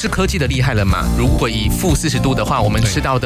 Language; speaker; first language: Chinese; native; Chinese